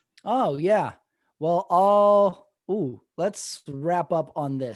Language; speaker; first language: English; native; English